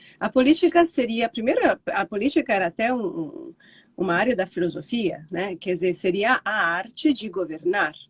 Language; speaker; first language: Portuguese; non-native, fluent; Italian